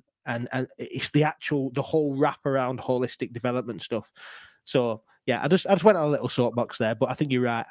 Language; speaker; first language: English; native; English